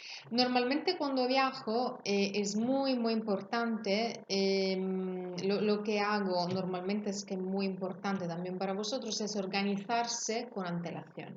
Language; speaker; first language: Spanish; non-native, fluent; Italian